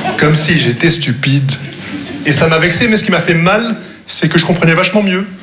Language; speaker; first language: French; non-native, local second language; Arabic